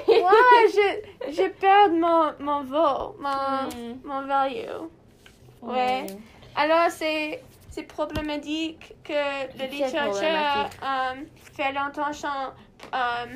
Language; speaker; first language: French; non-native, learner; English